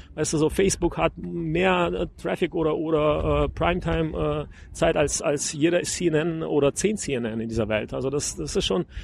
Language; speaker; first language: German; non-native, fluent; Russian